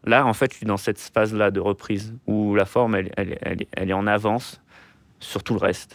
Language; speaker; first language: French; native; French